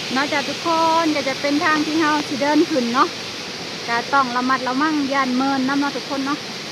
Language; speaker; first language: Thai; native; Thai